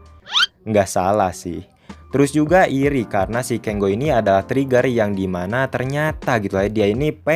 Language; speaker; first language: Indonesian; native; Indonesian